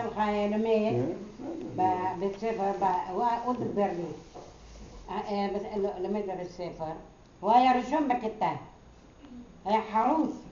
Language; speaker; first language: Hebrew; non-native, learner; Arabic